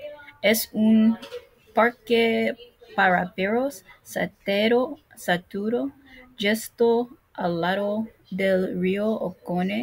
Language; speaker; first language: Spanish; non-native, learner; English